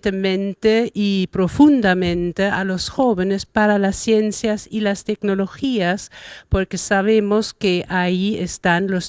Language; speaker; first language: Spanish; non-native, fluent; German